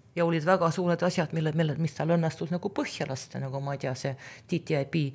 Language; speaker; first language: Estonian; non-native, local second language; Russian